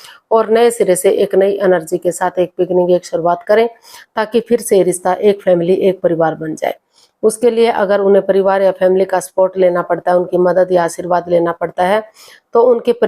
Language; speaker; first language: Hindi; native; Hindi